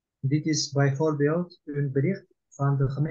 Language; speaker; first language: Dutch; non-native, learner; Turkish